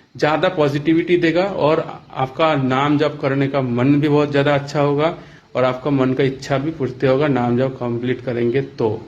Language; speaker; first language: Hindi; non-native, local second language; Bangla